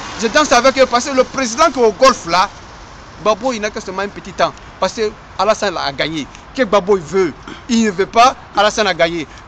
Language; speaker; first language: French; non-native, local second language; Dyula